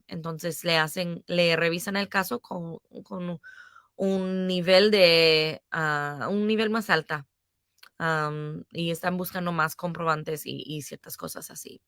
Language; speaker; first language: Spanish; non-native, fluent; English